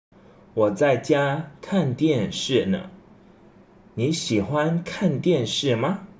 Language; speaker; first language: Chinese; non-native, fluent; English